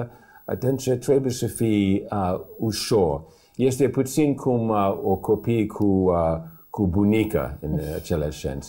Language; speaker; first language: Romanian; early bilingual, heritage; English